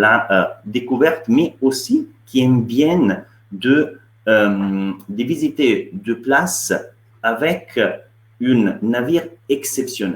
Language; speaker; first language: French; non-native, fluent; Italian